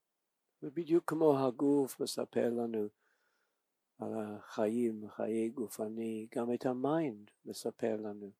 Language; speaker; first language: Hebrew; non-native, fluent; English